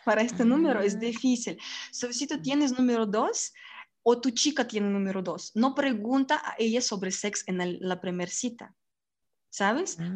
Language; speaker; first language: Spanish; non-native, learner; Russian